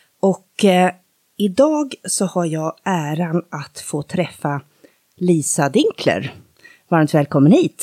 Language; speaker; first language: Swedish; native; Swedish